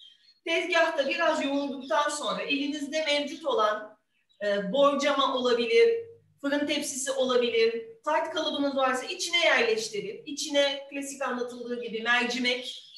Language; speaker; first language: Turkish; native; Turkish